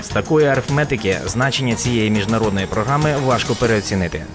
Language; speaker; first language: Ukrainian; native; Ukrainian